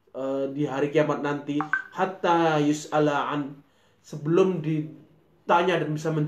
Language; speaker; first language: Indonesian; native; Indonesian